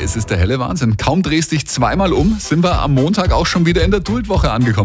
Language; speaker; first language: German; native; German